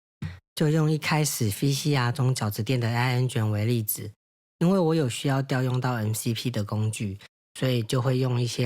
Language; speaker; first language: Chinese; native; Chinese